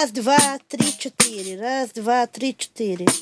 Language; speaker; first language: Russian; non-native, learner; Portuguese